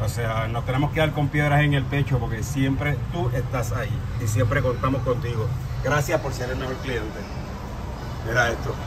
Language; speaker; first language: Spanish; native; Spanish